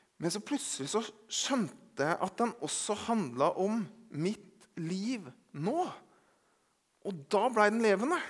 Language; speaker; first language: Norwegian; native; Norwegian